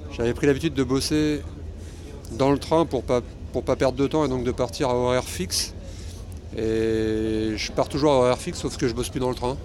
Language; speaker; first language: French; native; French